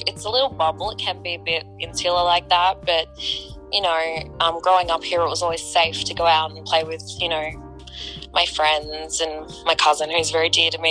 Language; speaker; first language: English; native; English